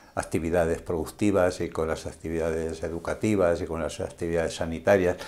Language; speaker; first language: Spanish; native; Spanish